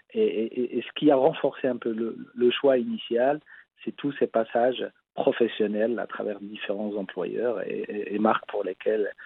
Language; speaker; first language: French; non-native, local second language; Arabic